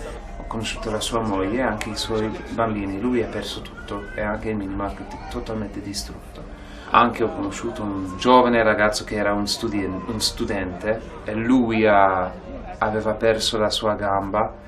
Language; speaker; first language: Italian; non-native, fluent; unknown